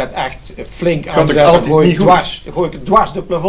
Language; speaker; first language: Dutch; native; Dutch